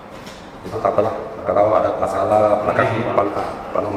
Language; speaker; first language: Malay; non-native, local second language; Chinese